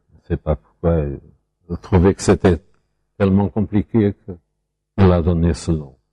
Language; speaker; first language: French; non-native, fluent; Portuguese